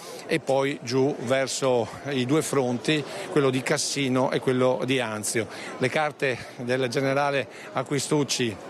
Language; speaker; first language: Italian; native; Italian